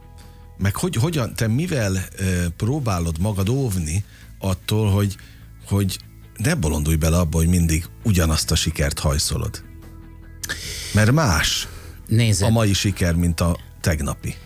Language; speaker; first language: Hungarian; native; Hungarian